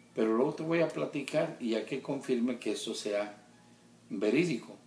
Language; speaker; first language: Spanish; early bilingual, heritage; Spanish